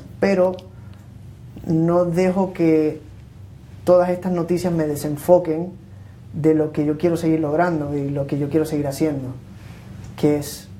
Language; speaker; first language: Spanish; native; Spanish